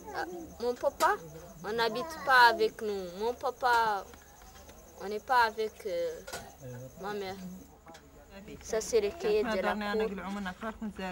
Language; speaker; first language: French; non-native, learner; Arabic